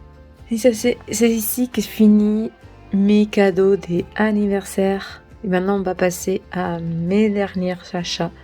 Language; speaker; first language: French; non-native, learner; Spanish